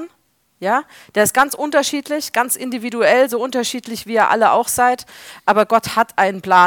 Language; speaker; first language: German; native; German